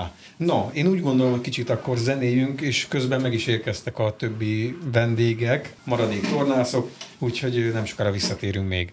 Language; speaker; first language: Hungarian; native; Hungarian